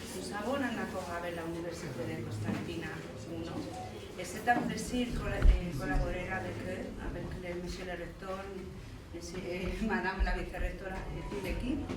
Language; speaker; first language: French; non-native, learner; Spanish